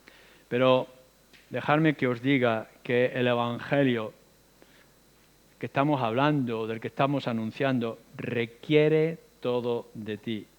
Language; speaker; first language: Spanish; native; Spanish